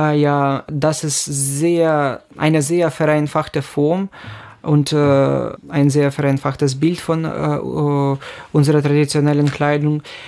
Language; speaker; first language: German; non-native, fluent; Ukrainian